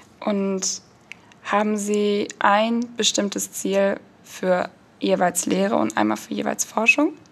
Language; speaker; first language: German; early bilingual, other home language; Turkish